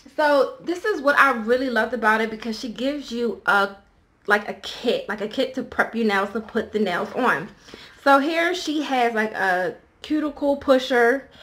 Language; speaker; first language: English; native; English